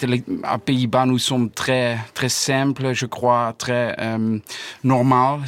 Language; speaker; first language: French; non-native, learner; Dutch